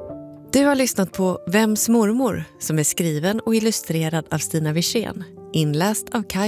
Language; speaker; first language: Swedish; native; Swedish